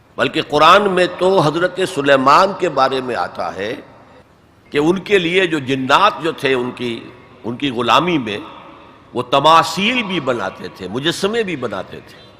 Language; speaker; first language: Urdu; native; Urdu